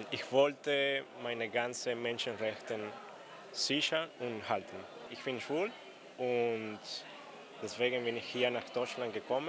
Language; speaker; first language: German; non-native, fluent; Spanish